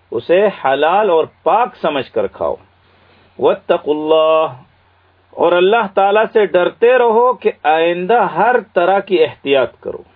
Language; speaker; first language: Urdu; native; Urdu